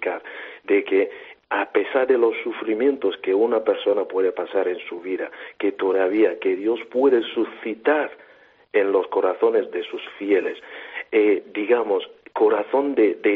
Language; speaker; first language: Spanish; non-native, fluent; Igbo